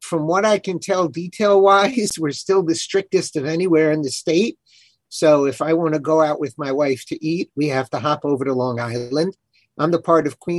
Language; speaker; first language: English; native; English